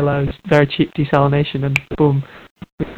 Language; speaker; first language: English; native; English